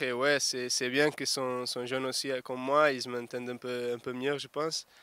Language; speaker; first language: French; non-native, fluent; Portuguese